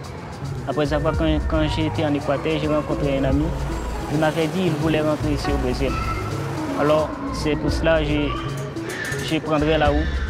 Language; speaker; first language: French; non-native, local second language; Haitian Creole